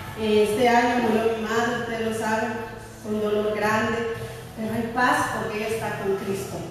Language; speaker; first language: Spanish; native; Spanish